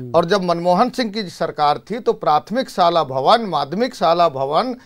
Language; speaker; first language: Hindi; native; Hindi